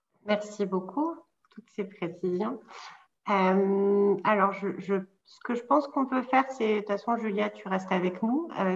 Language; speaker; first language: French; native; French